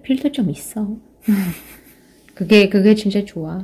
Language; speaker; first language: Korean; non-native, fluent; Russian